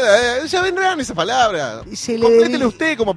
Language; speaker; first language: Spanish; native; Spanish